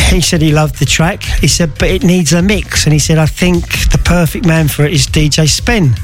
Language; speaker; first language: English; native; English